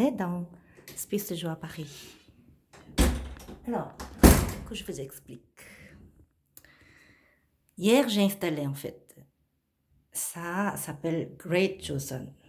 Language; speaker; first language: French; non-native, fluent; Korean